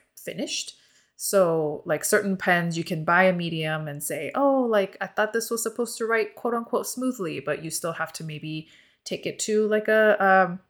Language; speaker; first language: English; early bilingual, other home language; Korean